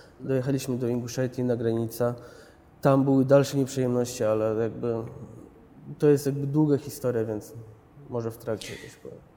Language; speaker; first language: Polish; early bilingual, other home language; Chechen